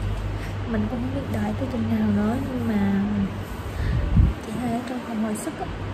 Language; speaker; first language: Vietnamese; native; Vietnamese